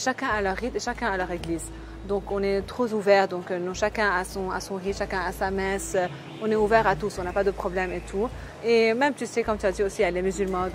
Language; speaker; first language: French; non-native, local second language; Arabic